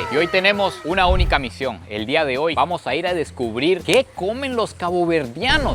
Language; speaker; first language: Spanish; native; Spanish